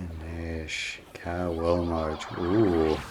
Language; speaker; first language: Irish; non-native, local second language; English